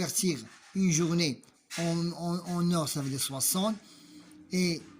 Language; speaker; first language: French; non-native, local second language; Arabic